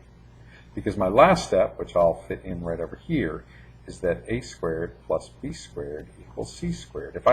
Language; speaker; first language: English; native; English